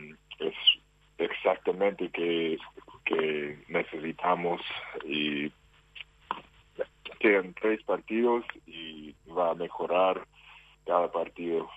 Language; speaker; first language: Spanish; non-native, fluent; English